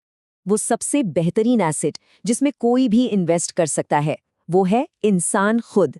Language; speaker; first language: Hindi; native; Hindi